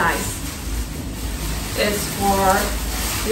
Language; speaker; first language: English; non-native, fluent; Indonesian